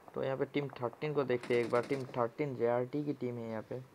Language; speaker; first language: Hindi; non-native, local second language; Assamese